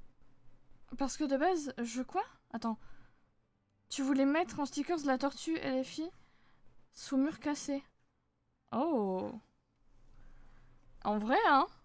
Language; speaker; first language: French; native; French